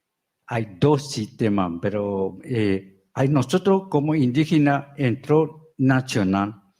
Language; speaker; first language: Spanish; non-native, local second language; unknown